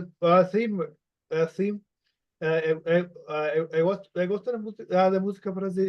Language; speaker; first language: Portuguese; non-native, learner; German